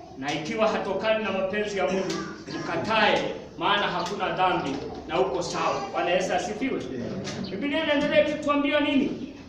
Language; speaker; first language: Swahili; non-native, local second language; Luyia